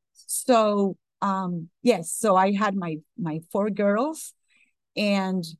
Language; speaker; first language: English; non-native, fluent; Spanish